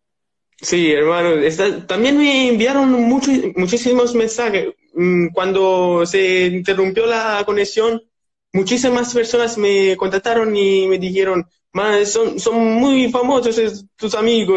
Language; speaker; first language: Spanish; non-native, learner; Italian